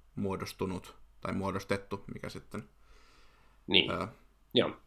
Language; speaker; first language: Finnish; native; Finnish